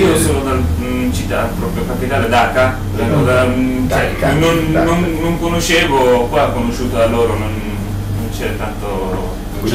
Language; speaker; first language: Italian; non-native, learner; Bangla